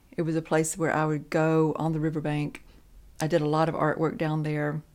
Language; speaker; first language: English; native; English